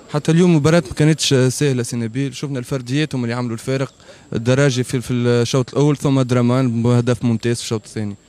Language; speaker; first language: Arabic; native; Arabic